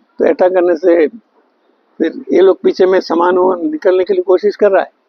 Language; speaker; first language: Hindi; non-native, local second language; Bangla